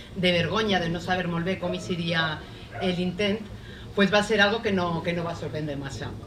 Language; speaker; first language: Catalan; native; Catalan